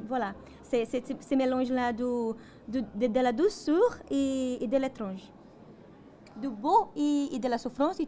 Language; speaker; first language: French; non-native, fluent; Portuguese